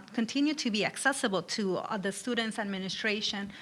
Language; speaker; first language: English; early bilingual, other home language; Spanish